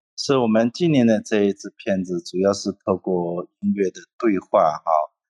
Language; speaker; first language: Chinese; non-native, local second language; Hakka Chinese